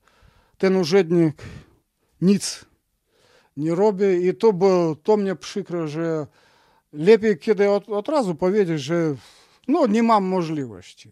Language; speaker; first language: Polish; non-native, fluent; Russian